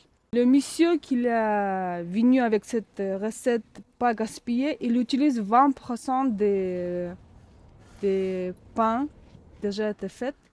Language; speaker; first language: French; non-native, learner; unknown